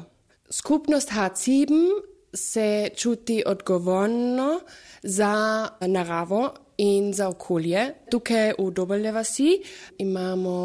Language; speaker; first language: Slovenian; non-native, fluent; German